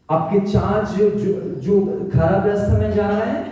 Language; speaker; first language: Hindi; non-native, local second language; Bangla